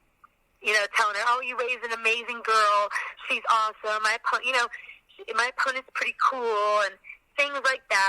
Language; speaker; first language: English; native; English